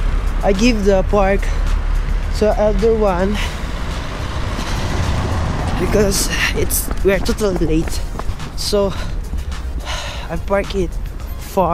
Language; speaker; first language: English; non-native, learner; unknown